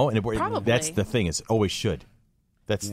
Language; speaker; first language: English; native; English